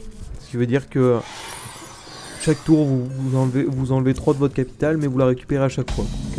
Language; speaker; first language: French; native; French